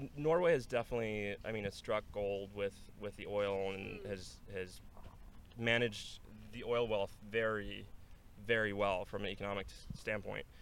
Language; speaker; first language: English; non-native, fluent; Norwegian